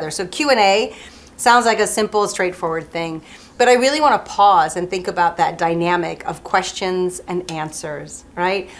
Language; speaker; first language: English; early bilingual, other home language; French